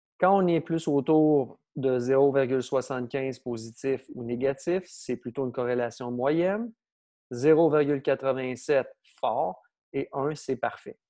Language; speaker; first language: French; native; French